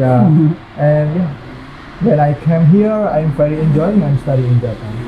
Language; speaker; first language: English; non-native, learner; Indonesian